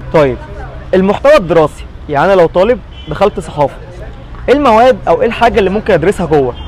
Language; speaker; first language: Egyptian Arabic; native; Egyptian Arabic